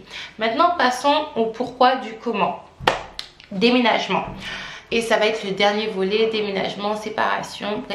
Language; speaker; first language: French; native; French